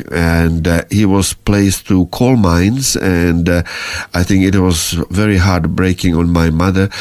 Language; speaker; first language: English; non-native, fluent; Czech